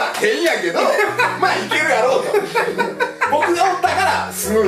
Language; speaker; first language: Japanese; early bilingual, other home language; French